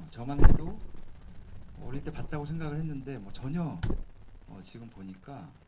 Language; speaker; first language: Korean; native; Korean